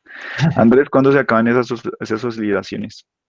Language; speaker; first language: Spanish; native; Spanish